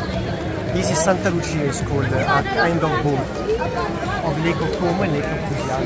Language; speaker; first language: English; non-native, learner; Italian